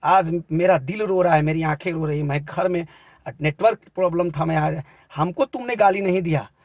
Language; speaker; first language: Hindi; native; Hindi